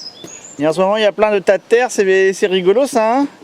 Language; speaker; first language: French; native; French